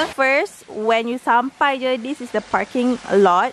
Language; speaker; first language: English; non-native, local second language; Malay